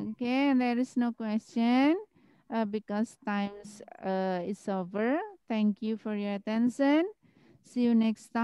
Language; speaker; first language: English; non-native, fluent; Indonesian